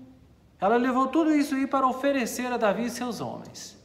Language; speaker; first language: Portuguese; native; Portuguese